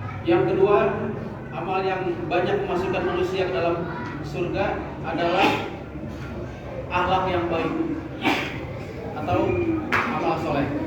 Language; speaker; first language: Indonesian; native; Indonesian